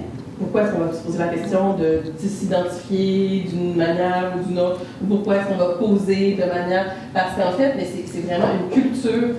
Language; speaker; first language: French; native; French